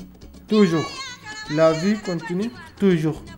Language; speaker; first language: French; non-native, learner; Arabic